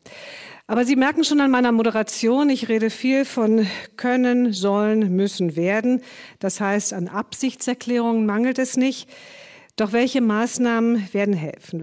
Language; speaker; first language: German; native; German